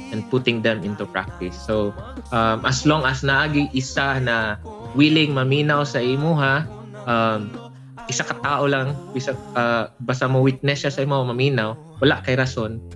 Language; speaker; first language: Cebuano; native; Cebuano